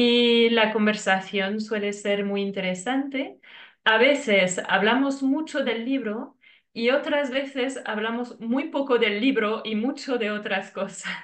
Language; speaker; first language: Spanish; non-native, fluent; French